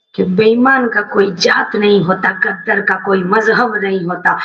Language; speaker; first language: Hindi; non-native, local second language; Bangla